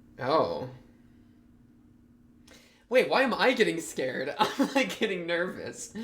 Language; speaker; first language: English; native; English